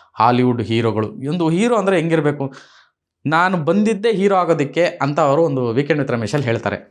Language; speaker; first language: Kannada; native; Kannada